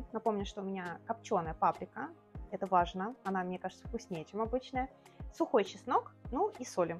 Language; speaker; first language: Russian; native; Russian